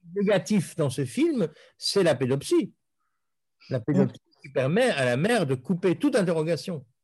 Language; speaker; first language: French; native; French